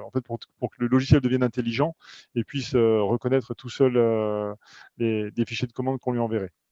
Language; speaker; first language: French; native; French